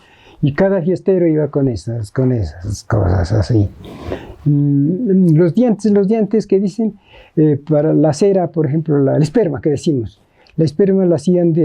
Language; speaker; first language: Spanish; native; Spanish